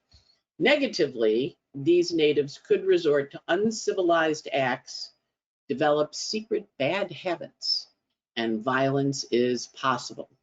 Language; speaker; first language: English; native; English